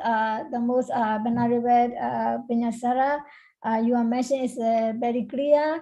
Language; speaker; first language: English; non-native, learner; Burmese